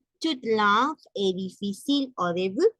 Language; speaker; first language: French; non-native, learner; Spanish